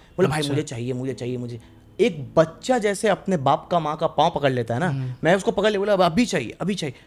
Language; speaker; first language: Hindi; non-native, local second language; Bangla